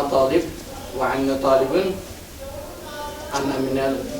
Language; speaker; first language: Arabic; non-native, learner; Kashmiri